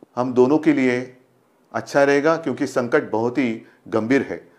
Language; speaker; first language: Hindi; non-native, local second language; Marathi